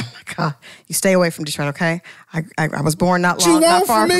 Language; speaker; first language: English; native; English